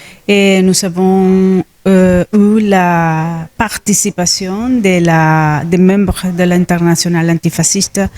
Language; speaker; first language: French; non-native, fluent; Spanish